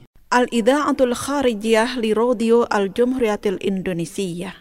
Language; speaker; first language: Arabic; non-native, fluent; Indonesian